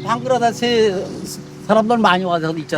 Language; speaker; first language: Korean; native; Korean